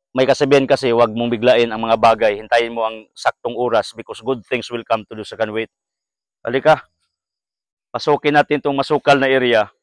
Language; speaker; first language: Filipino; non-native, local second language; Cebuano